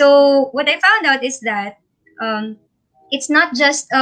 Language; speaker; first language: English; non-native, local second language; Filipino